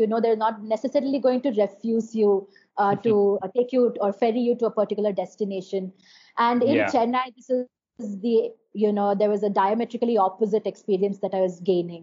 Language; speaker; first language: English; non-native, local second language; Tamil